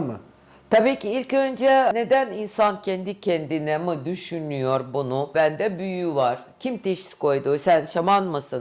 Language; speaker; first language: Turkish; non-native, fluent; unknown